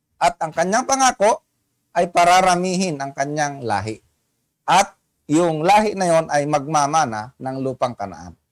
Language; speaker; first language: Filipino; native; Filipino